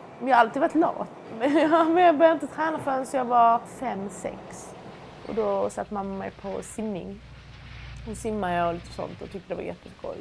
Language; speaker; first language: Swedish; early bilingual, other home language; Persian